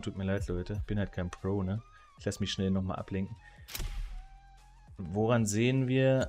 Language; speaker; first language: German; native; German